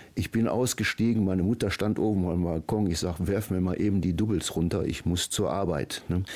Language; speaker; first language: German; native; German